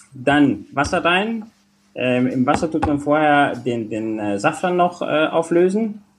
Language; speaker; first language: German; non-native, fluent; Spanish